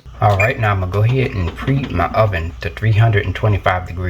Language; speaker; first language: English; native; English